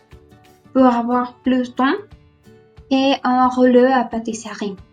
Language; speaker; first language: French; non-native, learner; Spanish